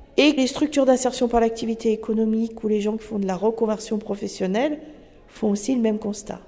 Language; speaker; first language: French; native; French